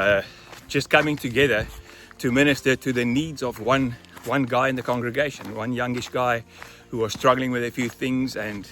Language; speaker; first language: English; non-native, local second language; Afrikaans